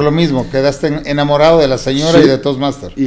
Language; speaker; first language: Spanish; native; Spanish